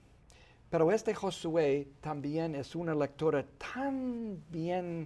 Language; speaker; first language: Spanish; non-native, fluent; English